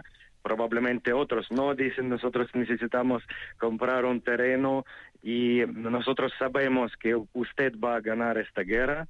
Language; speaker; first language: Spanish; non-native, fluent; Ukrainian